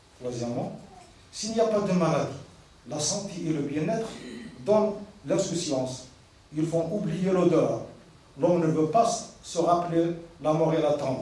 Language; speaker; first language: French; non-native, local second language; Arabic